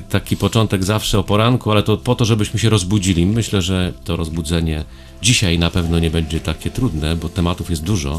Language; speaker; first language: Polish; native; Polish